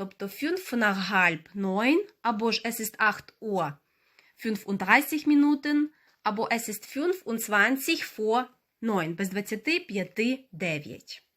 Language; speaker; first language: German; non-native, fluent; Ukrainian